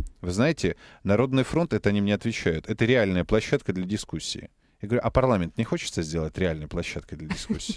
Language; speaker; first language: Russian; native; Russian